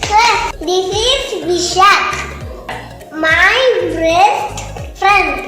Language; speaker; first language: English; non-native, local second language; Tamil